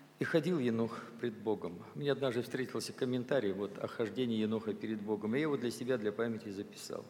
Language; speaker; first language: Russian; native; Russian